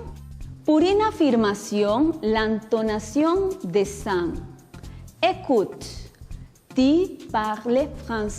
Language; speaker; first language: French; non-native, fluent; Spanish